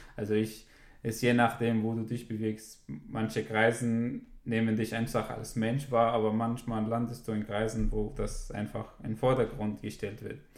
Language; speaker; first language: German; non-native, fluent; Arabic